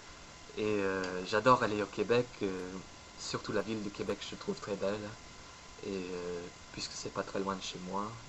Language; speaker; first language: French; non-native, fluent; English